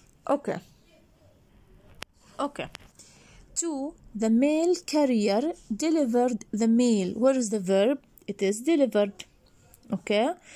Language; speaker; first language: English; non-native, fluent; Arabic